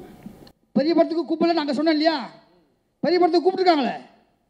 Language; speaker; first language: Tamil; native; Tamil